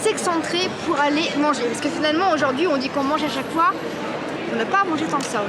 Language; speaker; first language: French; native; French